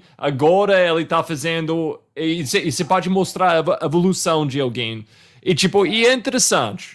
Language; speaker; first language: Portuguese; non-native, fluent; English